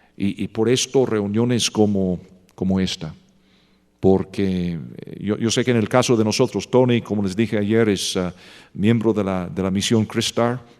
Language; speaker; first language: Spanish; non-native, fluent; English